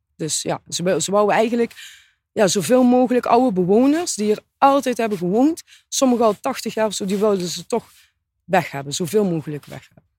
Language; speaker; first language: Dutch; native; Dutch